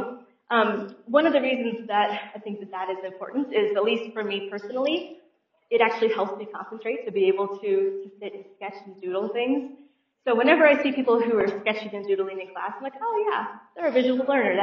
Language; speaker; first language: English; native; English